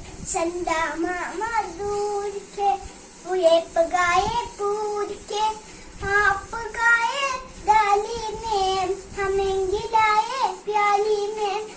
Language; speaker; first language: Hindi; non-native, local second language; Malayalam